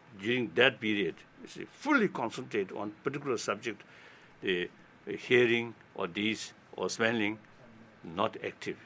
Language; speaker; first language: English; non-native, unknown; Tibetan